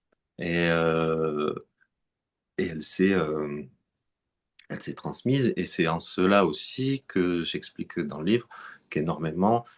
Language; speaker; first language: French; native; French